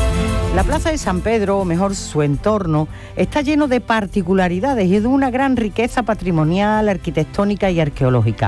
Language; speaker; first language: Spanish; native; Spanish